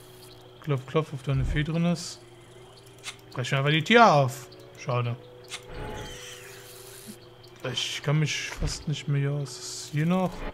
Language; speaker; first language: German; native; German